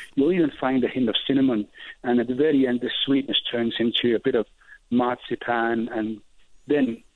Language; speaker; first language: English; non-native, fluent; Danish